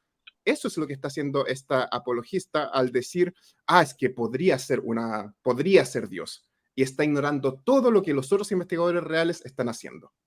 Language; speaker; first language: Spanish; native; Spanish